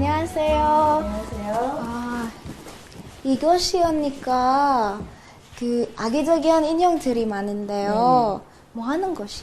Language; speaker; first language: Korean; non-native, fluent; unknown